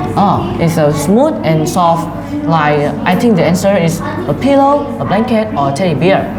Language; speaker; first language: English; non-native, learner; Vietnamese